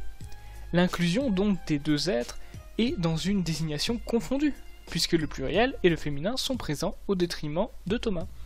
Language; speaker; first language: French; native; French